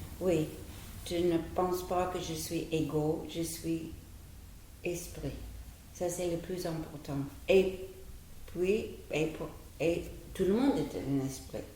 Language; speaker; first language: French; non-native, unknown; English